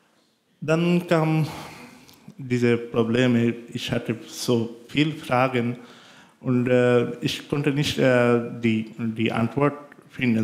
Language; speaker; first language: German; non-native, learner; Bangla